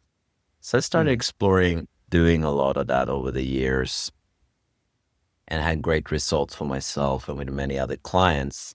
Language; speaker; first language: English; non-native, fluent; Swedish